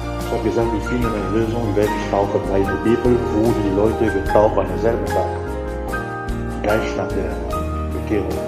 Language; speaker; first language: German; non-native, learner; French